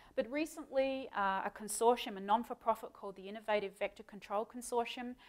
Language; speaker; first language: English; native; English